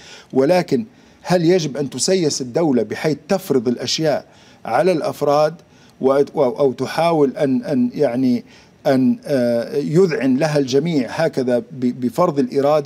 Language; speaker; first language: Arabic; native; Arabic